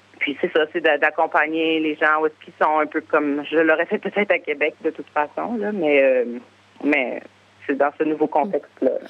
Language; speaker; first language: French; native; French